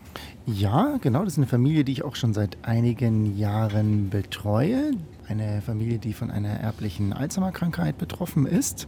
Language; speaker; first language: German; native; German